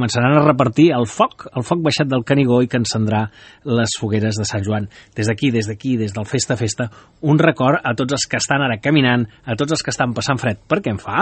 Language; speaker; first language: Catalan; native; Catalan